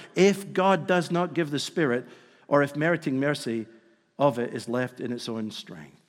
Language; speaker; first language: English; native; English